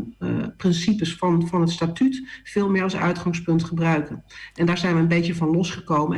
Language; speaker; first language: Dutch; native; Dutch